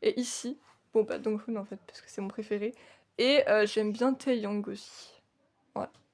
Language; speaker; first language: French; native; French